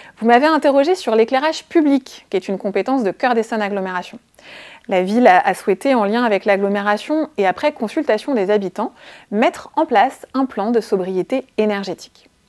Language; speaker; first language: French; native; French